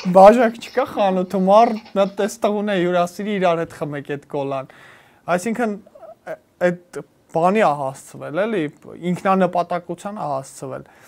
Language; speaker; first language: Armenian; native; Armenian